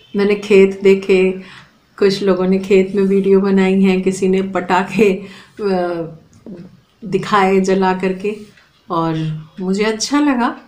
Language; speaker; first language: Hindi; native; Hindi